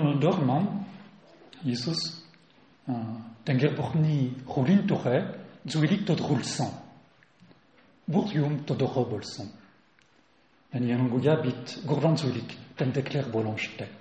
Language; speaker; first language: Mongolian; non-native, learner; French